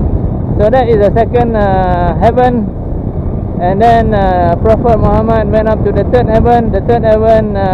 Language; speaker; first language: English; non-native, local second language; Malay